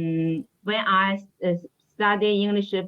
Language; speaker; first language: English; non-native, learner; Chinese